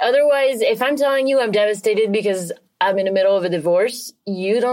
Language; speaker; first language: English; non-native, fluent; French